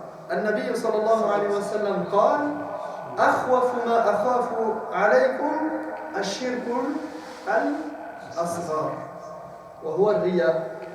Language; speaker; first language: Arabic; non-native, fluent; French